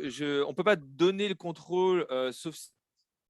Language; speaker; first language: French; native; French